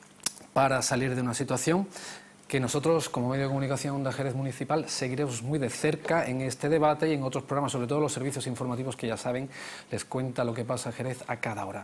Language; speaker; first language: Spanish; native; Spanish